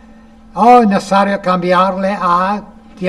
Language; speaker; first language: Spanish; non-native, fluent; English